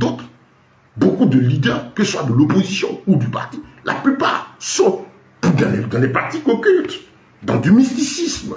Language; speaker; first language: French; native; French